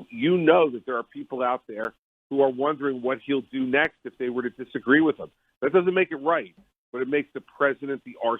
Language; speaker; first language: English; native; English